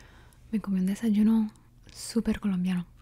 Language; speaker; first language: Spanish; early bilingual, heritage; Spanish